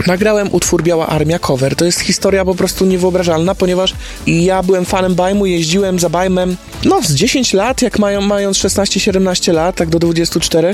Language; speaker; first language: Polish; native; Polish